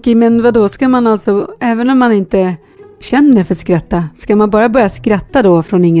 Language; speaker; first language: Swedish; native; Swedish